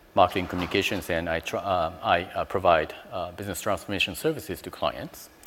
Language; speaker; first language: English; non-native, fluent; Japanese